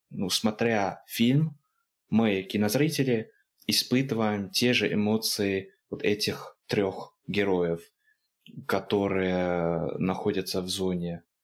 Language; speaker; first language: Russian; non-native, fluent; English